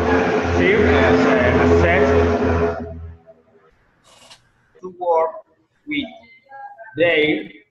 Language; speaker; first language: English; non-native, learner; Spanish